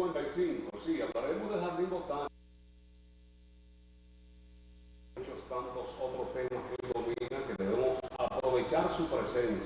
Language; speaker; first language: Spanish; native; Spanish